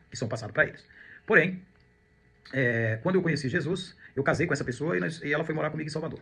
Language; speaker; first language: Portuguese; native; Portuguese